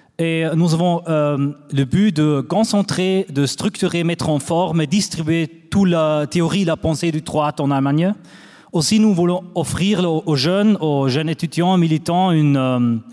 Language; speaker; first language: French; non-native, fluent; German